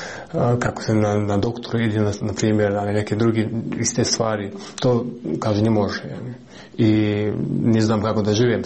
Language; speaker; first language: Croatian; non-native, learner; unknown